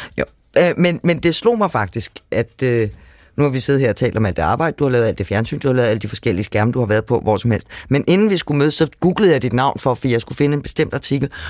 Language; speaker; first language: Danish; native; Danish